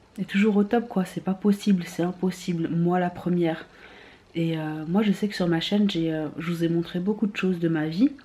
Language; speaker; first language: French; native; French